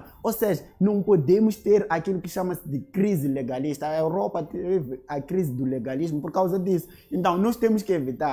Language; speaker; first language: Portuguese; native; Portuguese